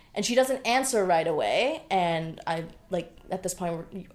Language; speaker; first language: English; non-native, local second language; Bangla